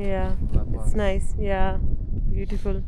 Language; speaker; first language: English; non-native, learner; Malayalam